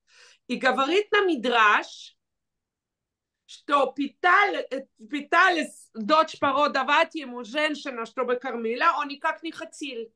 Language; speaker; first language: Russian; early bilingual, heritage; Russian